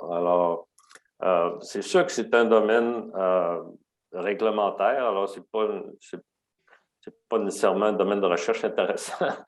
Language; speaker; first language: French; native; French